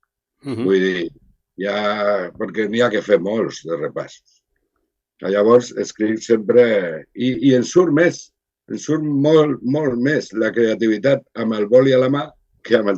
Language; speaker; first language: Catalan; non-native, local second language; Spanish